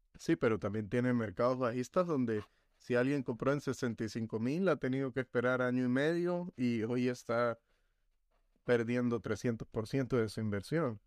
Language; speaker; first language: Spanish; native; Spanish